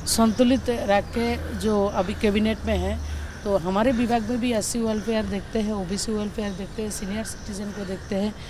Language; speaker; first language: Hindi; non-native, local second language; Bangla